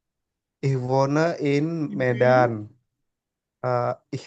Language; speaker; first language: German; non-native, learner; Indonesian